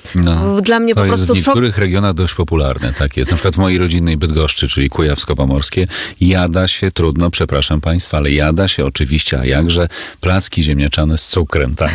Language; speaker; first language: Polish; native; Polish